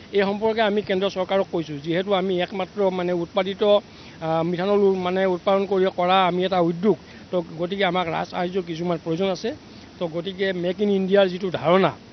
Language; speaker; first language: Assamese; native; Assamese